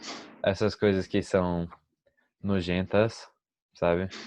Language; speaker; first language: Portuguese; non-native, fluent; English